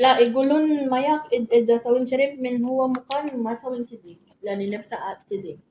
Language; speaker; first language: Arabic; non-native, local second language; Filipino